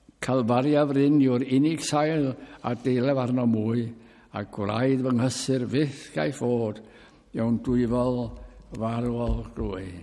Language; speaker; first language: Welsh; early bilingual, heritage; Welsh